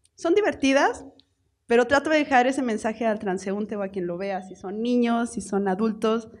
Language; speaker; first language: Spanish; native; Spanish